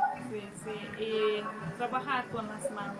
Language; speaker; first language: Spanish; non-native, fluent; Hungarian